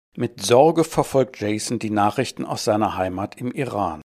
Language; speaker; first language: German; native; German